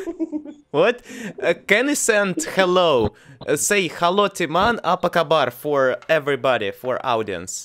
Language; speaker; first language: English; non-native, learner; Russian